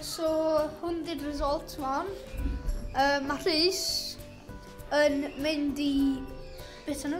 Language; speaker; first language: Welsh; non-native, local second language; English